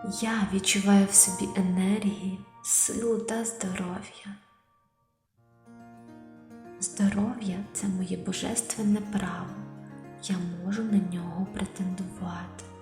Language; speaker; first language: Ukrainian; native; Ukrainian